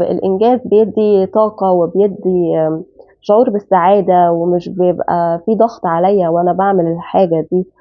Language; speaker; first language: Arabic; native; Arabic